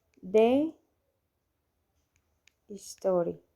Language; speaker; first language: English; non-native, learner; Spanish